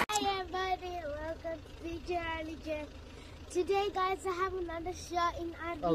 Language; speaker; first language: English; non-native, fluent; Swedish